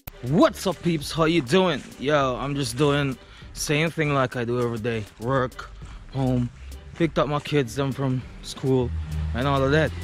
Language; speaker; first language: English; native; English